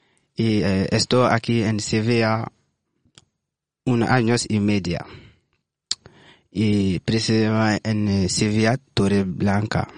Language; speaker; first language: Spanish; non-native, learner; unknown